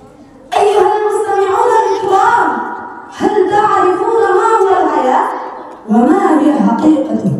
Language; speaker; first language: Arabic; non-native, learner; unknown